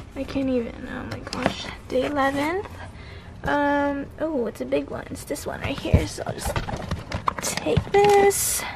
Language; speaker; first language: English; native; English